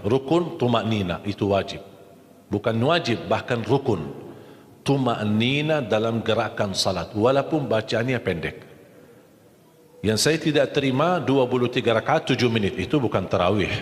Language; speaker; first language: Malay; non-native, fluent; Arabic